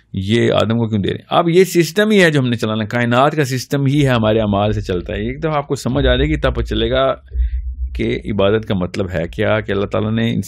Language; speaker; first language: Urdu; native; Urdu